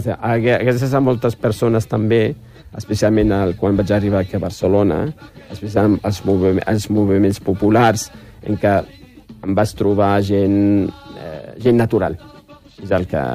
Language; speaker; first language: Catalan; non-native, fluent; Riffian